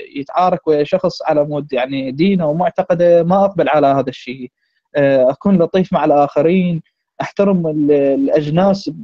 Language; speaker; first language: Arabic; native; Arabic